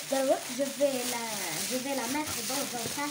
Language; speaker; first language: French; non-native, local second language; Arabic